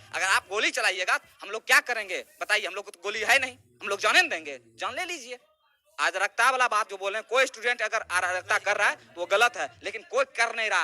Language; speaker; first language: Hindi; native; Hindi